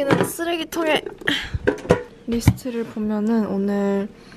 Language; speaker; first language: Korean; early bilingual, heritage; Korean